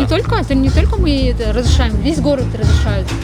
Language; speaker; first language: Russian; non-native, local second language; Kyrgyz